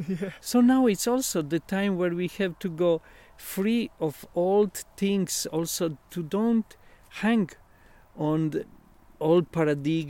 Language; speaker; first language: English; non-native, learner; Italian